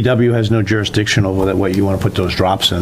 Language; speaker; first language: English; native; English